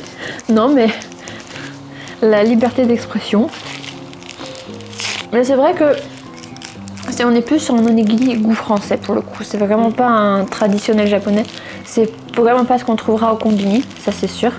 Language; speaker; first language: French; native; French